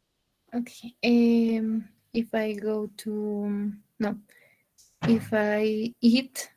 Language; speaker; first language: English; non-native, learner; Spanish